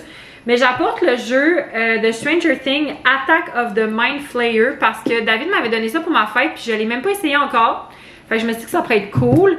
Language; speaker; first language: French; native; French